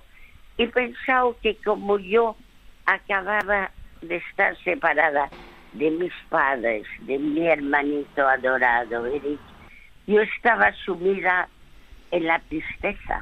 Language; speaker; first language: Spanish; early bilingual, other home language; French